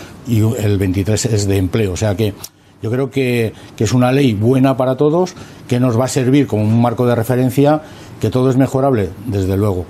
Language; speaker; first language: Spanish; native; Spanish